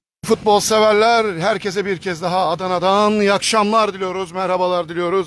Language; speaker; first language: Turkish; native; Turkish